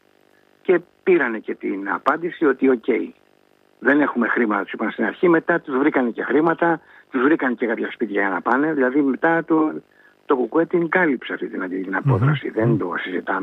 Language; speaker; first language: Greek; native; Greek